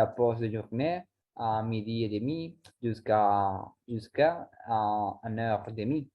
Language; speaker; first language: French; non-native, learner; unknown